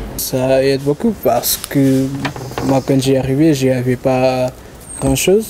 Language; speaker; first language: French; early bilingual, other home language; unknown